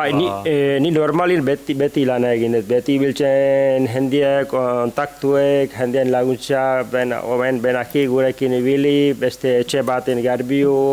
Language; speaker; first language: Basque; non-native, learner; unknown